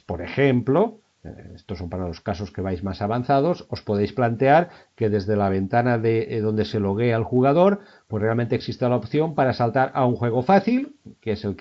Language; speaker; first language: Spanish; native; Spanish